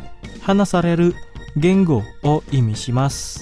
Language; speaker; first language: Japanese; non-native, fluent; Indonesian